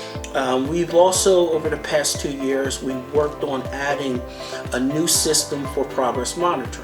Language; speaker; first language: English; native; English